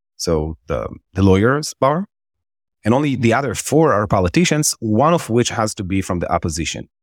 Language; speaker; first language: English; non-native, fluent; Hebrew